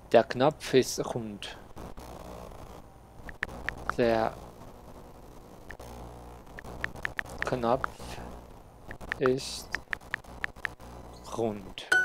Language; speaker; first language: German; non-native, learner; Spanish